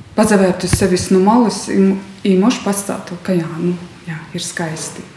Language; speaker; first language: Latvian; native; Latvian